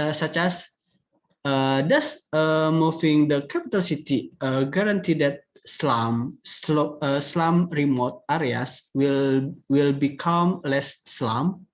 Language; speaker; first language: English; non-native, learner; Indonesian